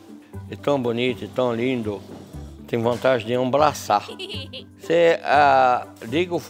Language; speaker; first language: Portuguese; non-native, fluent; French